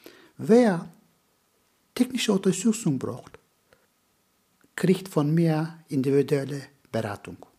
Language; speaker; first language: German; non-native, fluent; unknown